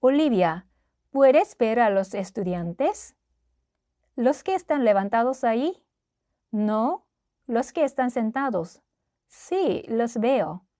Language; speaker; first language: Spanish; non-native, fluent; Korean